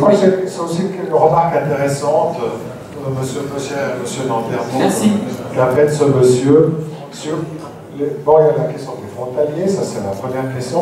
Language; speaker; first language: French; native; French